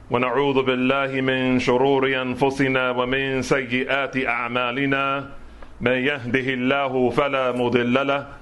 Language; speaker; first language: Arabic; non-native, fluent; English